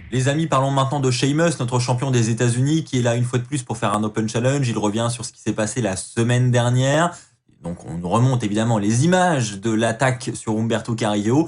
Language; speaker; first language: French; native; French